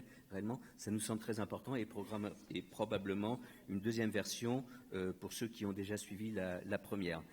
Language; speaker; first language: French; native; French